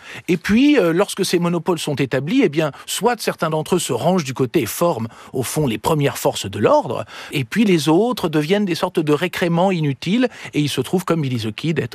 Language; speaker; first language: French; native; French